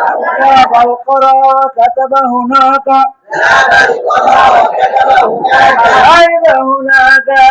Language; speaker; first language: Arabic; non-native, fluent; Bangla